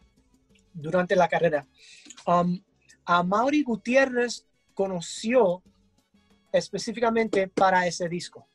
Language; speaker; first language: Spanish; early bilingual, heritage; English